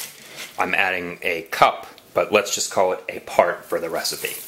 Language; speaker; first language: English; native; English